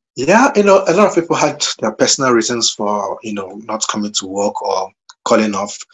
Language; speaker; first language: English; non-native, local second language; Igbo